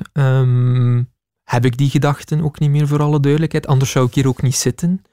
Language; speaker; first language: Dutch; native; Dutch